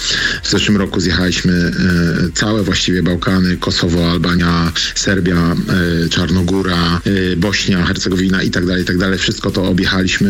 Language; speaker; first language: Polish; native; Polish